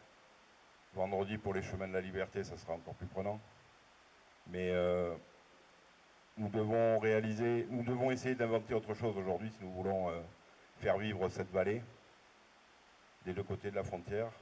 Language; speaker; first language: French; native; French